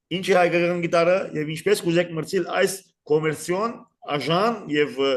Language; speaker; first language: Armenian; early bilingual, heritage; Armenian